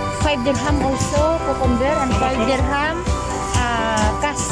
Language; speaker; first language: English; non-native, learner; Filipino